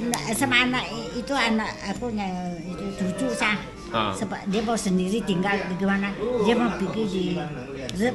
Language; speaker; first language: Indonesian; non-native, local second language; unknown